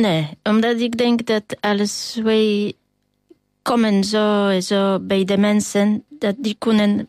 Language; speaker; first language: Dutch; non-native, learner; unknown